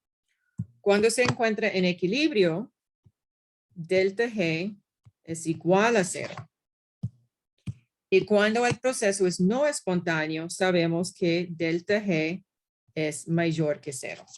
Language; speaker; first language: Spanish; non-native, fluent; English